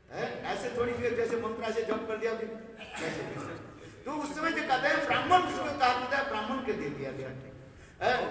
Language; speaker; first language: Hindi; non-native, local second language; Bangla